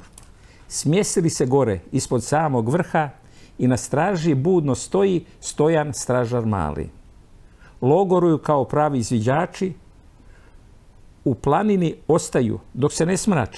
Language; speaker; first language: Croatian; native; Croatian